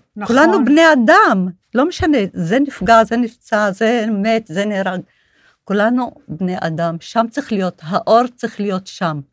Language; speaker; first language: Hebrew; non-native, local second language; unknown